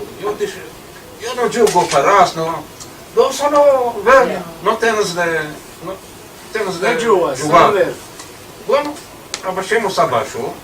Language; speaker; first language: Spanish; early bilingual, heritage; Ladino